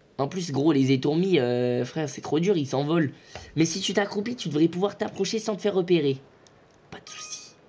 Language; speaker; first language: French; native; French